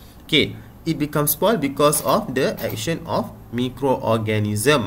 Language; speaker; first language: English; non-native, local second language; Malay